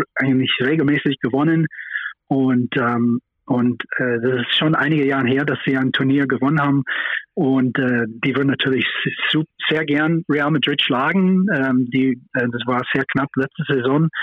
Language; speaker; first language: German; non-native, fluent; English